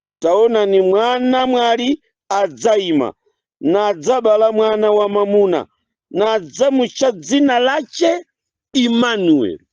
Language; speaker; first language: Nyanja; non-native, local second language; Yao